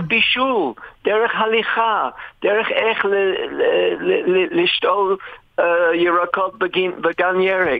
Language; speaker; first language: Hebrew; non-native, fluent; English